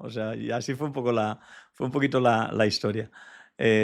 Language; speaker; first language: Spanish; native; Spanish